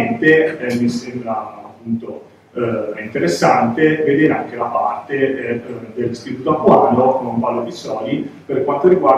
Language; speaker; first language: Italian; native; Italian